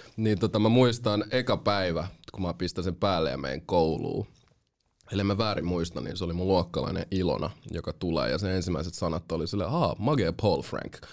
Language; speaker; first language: Finnish; early bilingual, other home language; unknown